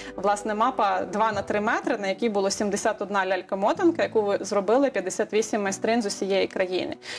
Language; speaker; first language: Ukrainian; native; Ukrainian